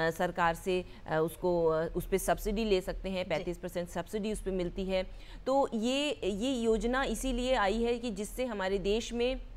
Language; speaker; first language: Hindi; native; Hindi